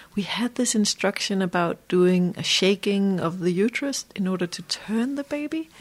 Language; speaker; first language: English; non-native, fluent; Danish